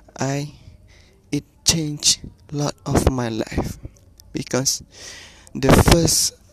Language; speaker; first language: English; non-native, learner; Malay